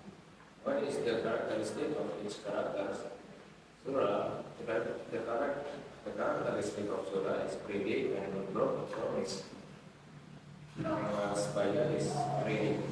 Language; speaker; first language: English; non-native, learner; Indonesian